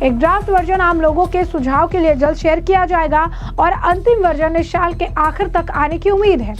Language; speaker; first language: Hindi; native; Hindi